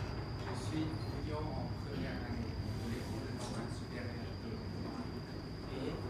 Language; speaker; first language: French; non-native, learner; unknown